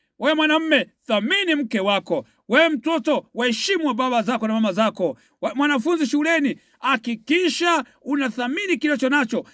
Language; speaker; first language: Swahili; native; Swahili